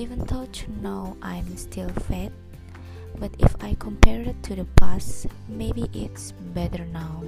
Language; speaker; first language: English; non-native, learner; Indonesian